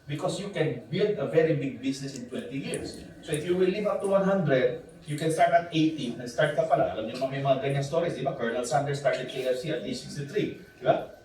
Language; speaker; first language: English; non-native, local second language; Filipino